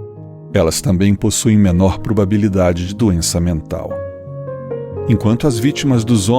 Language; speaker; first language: Portuguese; native; Portuguese